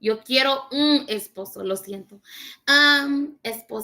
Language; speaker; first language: Spanish; non-native, learner; English